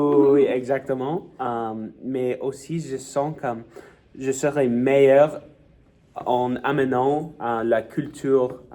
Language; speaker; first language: French; non-native, local second language; English